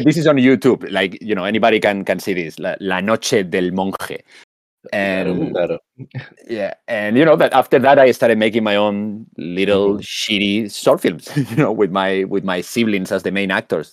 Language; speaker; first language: English; non-native, fluent; Spanish